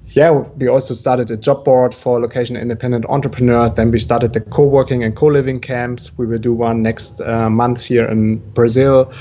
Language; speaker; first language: English; non-native, fluent; German